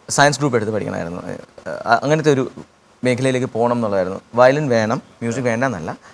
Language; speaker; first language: Malayalam; native; Malayalam